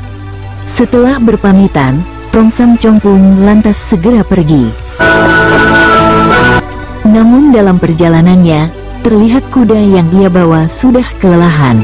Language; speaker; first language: Indonesian; native; Indonesian